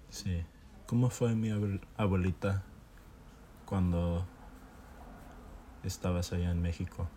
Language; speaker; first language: Spanish; early bilingual, heritage; Spanish